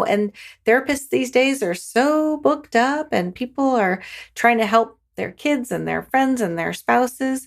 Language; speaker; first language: English; native; English